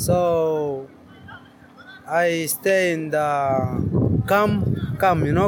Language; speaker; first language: English; non-native, learner; Arabic